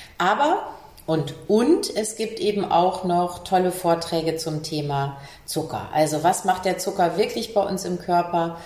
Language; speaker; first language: German; native; German